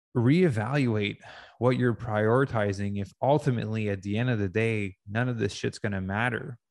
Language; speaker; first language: English; native; English